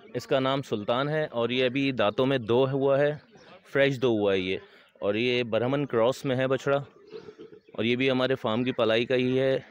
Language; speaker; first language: Urdu; native; Urdu